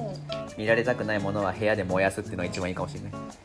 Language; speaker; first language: Japanese; native; Japanese